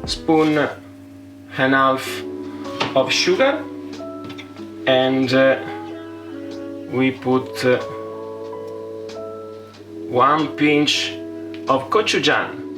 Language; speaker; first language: English; non-native, fluent; Italian